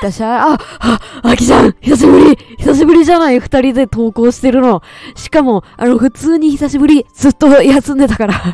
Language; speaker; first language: Japanese; native; Japanese